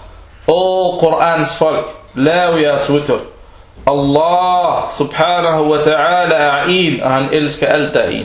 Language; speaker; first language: Danish; non-native, fluent; Arabic